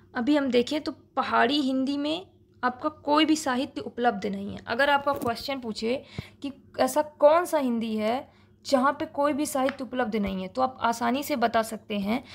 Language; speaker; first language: Hindi; native; Hindi